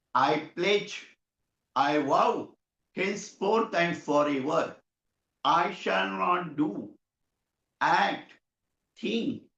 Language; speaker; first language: English; non-native, local second language; Marathi